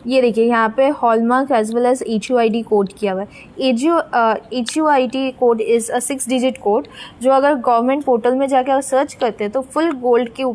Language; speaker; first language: Hindi; non-native, local second language; Bangla